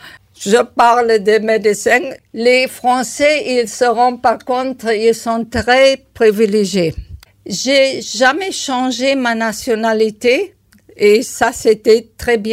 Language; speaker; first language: French; non-native, learner; German